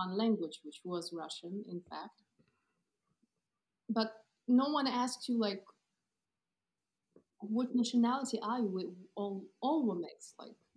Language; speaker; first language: English; non-native, fluent; Kazakh